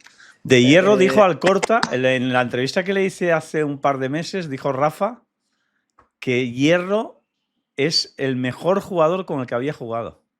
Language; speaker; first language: Spanish; native; Spanish